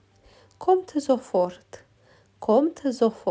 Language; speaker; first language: German; non-native, fluent; Romanian